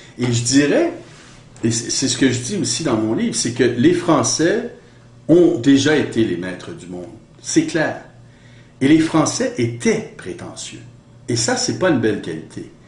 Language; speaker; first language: French; native; French